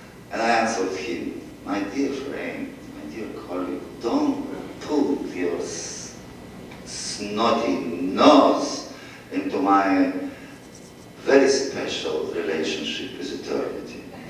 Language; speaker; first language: English; non-native, fluent; Russian